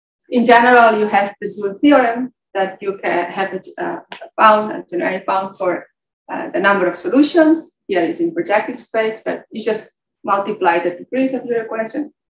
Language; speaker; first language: English; non-native, fluent; Catalan